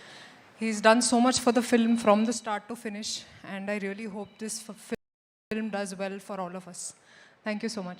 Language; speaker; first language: Telugu; non-native, fluent; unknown